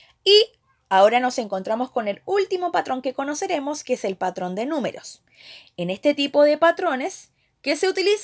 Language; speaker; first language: Spanish; native; Spanish